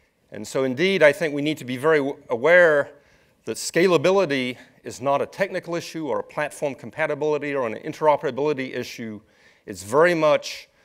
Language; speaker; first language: English; native; English